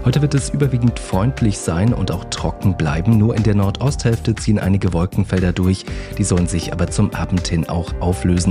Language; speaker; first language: German; native; German